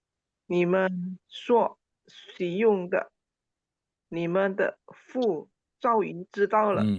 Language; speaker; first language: Chinese; non-native, learner; Indonesian